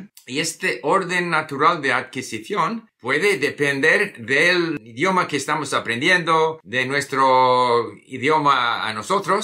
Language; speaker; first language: Spanish; non-native, fluent; English